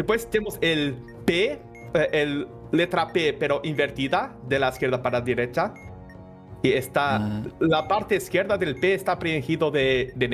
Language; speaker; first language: Spanish; non-native, learner; Portuguese